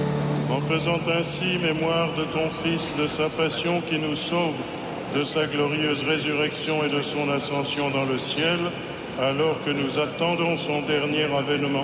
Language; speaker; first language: French; native; French